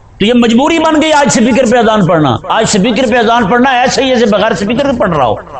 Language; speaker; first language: Urdu; native; Urdu